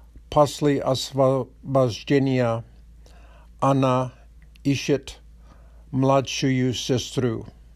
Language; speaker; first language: Russian; non-native, learner; English